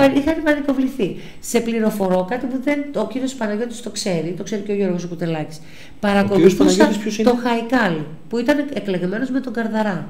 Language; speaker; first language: Greek; native; Greek